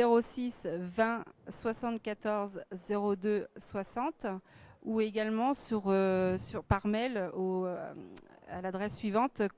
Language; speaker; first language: French; native; French